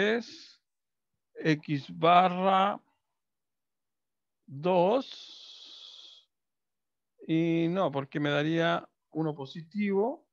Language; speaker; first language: Spanish; native; Spanish